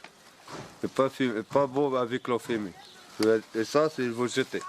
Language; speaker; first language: French; non-native, learner; Arabic